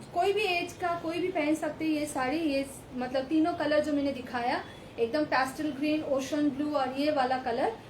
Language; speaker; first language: Hindi; non-native, local second language; Bangla